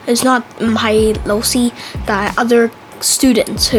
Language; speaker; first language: Cantonese; early bilingual, heritage; Cantonese